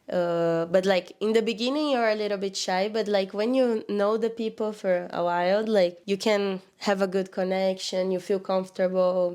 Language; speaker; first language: English; non-native, learner; Portuguese